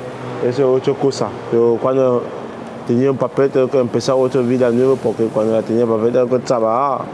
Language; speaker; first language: Spanish; non-native, learner; Arabic